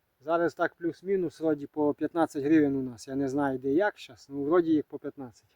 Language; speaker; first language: Ukrainian; native; Ukrainian